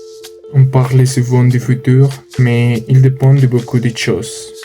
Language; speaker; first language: French; non-native, learner; Spanish